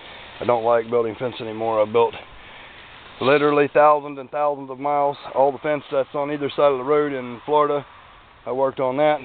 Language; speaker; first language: English; native; English